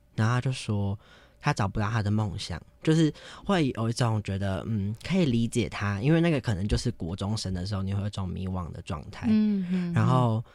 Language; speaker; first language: Chinese; native; Chinese